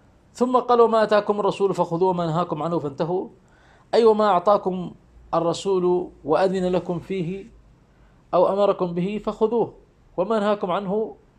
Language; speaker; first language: Arabic; native; Arabic